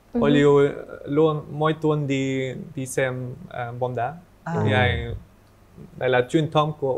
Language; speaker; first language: Vietnamese; non-native, learner; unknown